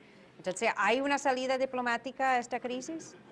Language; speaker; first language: Spanish; native; Spanish